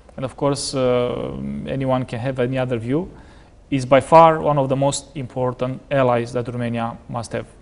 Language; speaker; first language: English; non-native, fluent; Romanian